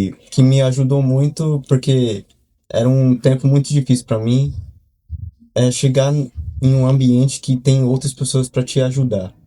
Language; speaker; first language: Portuguese; early bilingual, heritage; Portuguese